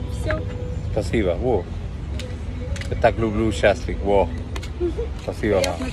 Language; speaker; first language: Russian; non-native, learner; English